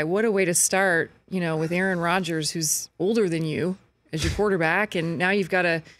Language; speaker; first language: English; native; English